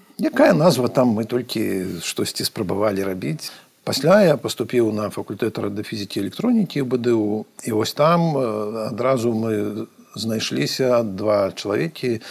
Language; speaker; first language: Belarusian; native; Belarusian